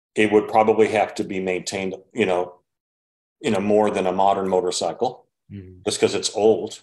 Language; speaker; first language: English; native; English